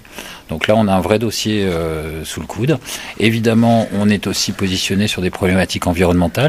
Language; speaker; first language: French; native; French